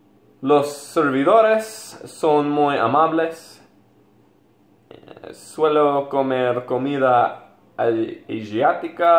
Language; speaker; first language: Spanish; non-native, learner; English